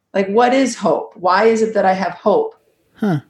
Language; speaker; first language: English; native; English